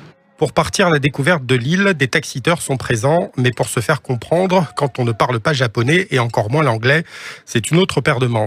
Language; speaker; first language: French; native; French